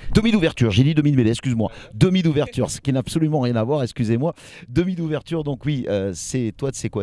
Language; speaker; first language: French; native; French